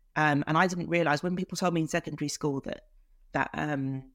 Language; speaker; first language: English; native; English